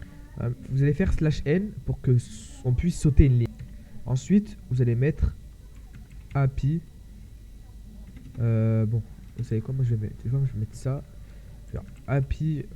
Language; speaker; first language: French; native; French